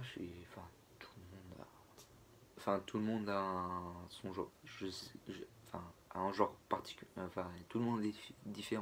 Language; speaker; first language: French; native; French